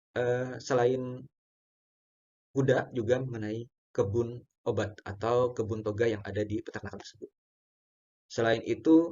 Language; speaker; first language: Indonesian; native; Indonesian